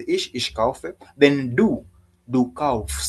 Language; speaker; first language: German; non-native, learner; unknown